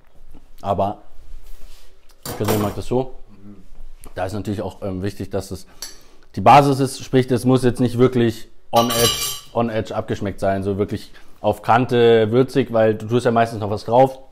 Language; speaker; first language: German; native; German